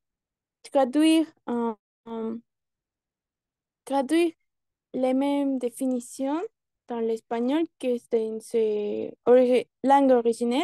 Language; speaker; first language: French; non-native, learner; Spanish